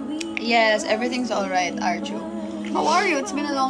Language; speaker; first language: English; non-native, local second language; Filipino